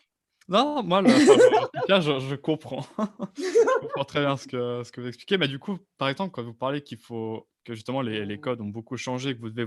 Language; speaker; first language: French; native; French